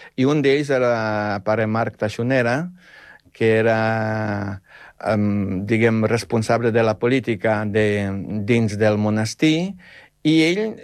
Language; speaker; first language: Catalan; non-native, fluent; Polish